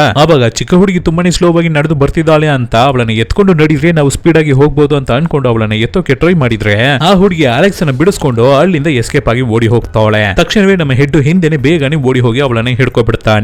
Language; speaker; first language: Kannada; native; Kannada